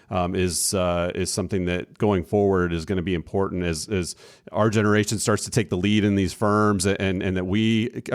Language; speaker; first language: English; native; English